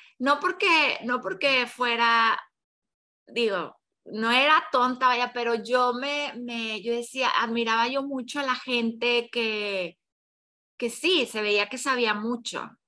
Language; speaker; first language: Spanish; native; Spanish